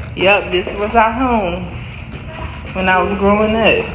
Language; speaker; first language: English; native; English